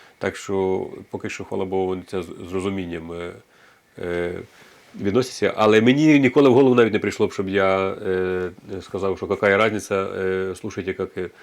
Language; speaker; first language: Ukrainian; native; Ukrainian